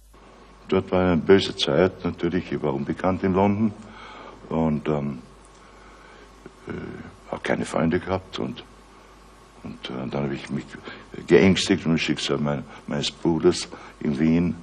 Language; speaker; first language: German; native; German